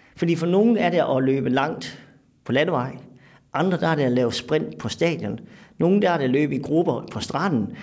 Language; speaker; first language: Danish; native; Danish